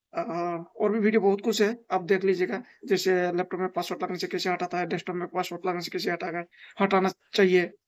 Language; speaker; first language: Hindi; non-native, local second language; Nepali